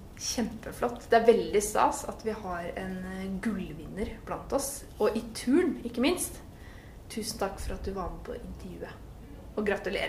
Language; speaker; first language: Norwegian; native; Norwegian